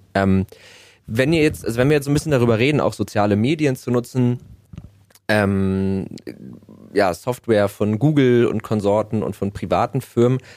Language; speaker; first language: German; native; German